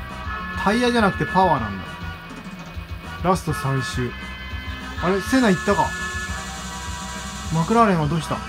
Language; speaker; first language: Japanese; native; Japanese